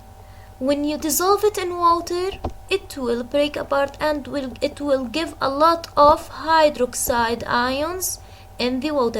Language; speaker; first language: English; non-native, fluent; Arabic